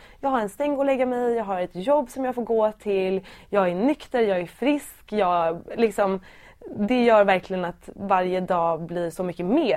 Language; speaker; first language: Swedish; native; Swedish